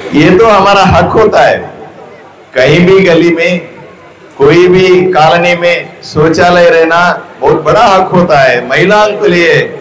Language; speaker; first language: Hindi; non-native, local second language; Telugu